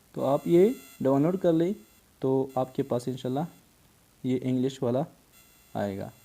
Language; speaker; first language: Urdu; non-native, local second language; Pashto